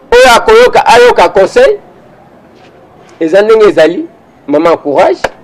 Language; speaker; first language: Lingala; native; Lingala